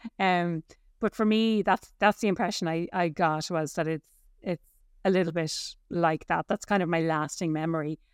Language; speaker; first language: English; native; English